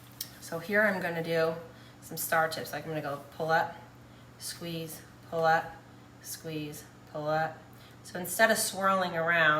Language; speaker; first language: English; native; English